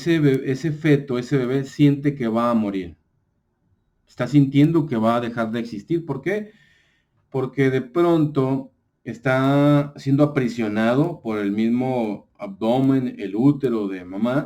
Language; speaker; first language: Spanish; native; Spanish